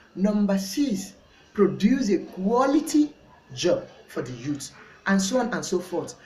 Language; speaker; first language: English; non-native, local second language; Yoruba